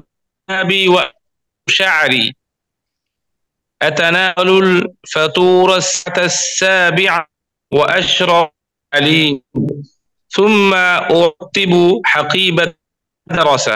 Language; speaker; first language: Arabic; non-native, learner; Bangla